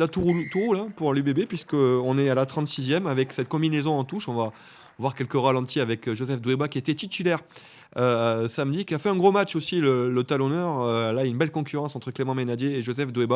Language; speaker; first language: French; native; French